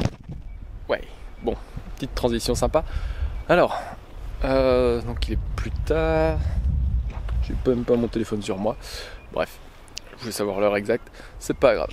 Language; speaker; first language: French; native; French